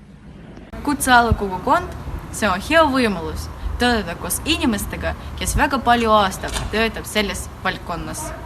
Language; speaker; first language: Estonian; non-native, local second language; Russian